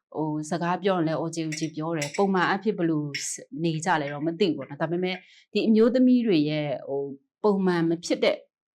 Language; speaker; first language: Burmese; non-native, local second language; Kachin